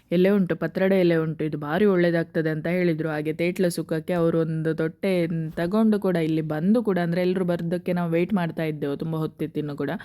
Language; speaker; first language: Kannada; non-native, local second language; Konkani